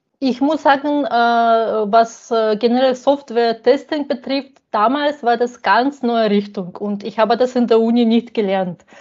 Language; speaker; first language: German; non-native, fluent; Ukrainian